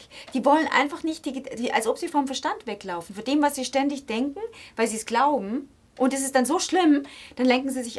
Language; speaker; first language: German; native; German